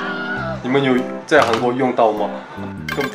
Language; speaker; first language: Chinese; non-native, fluent; Korean